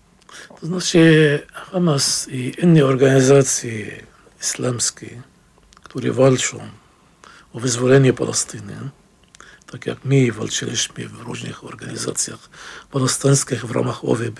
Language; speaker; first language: Polish; non-native, fluent; Arabic